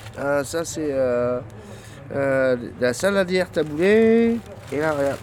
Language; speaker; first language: French; native; French